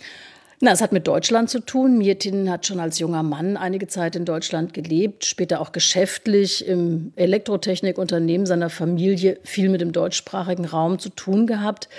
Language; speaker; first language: German; native; German